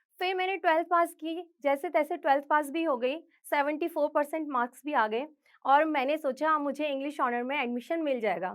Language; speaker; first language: Hindi; native; Hindi